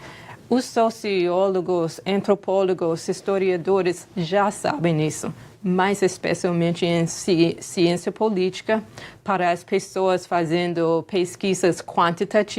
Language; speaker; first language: Portuguese; non-native, fluent; English